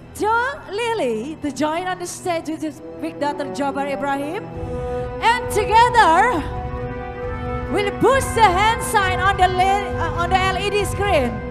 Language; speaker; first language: English; non-native, fluent; Indonesian